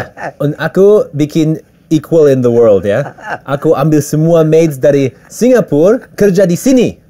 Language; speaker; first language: Indonesian; early bilingual, heritage; English